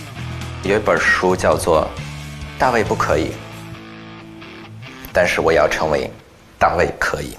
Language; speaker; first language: Chinese; non-native, fluent; Russian